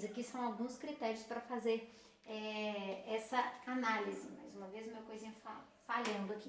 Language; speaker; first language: Portuguese; native; Portuguese